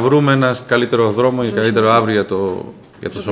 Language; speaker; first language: Greek; non-native, fluent; Spanish